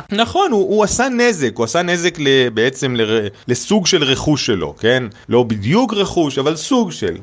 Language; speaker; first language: Hebrew; native; Hebrew